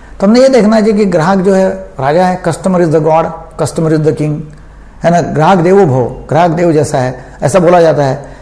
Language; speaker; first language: Hindi; non-native, local second language; Marathi